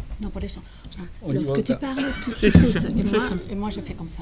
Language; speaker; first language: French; non-native, fluent; Spanish